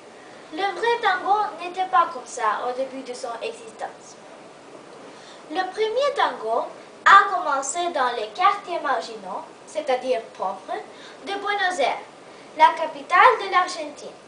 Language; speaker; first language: French; non-native, learner; Spanish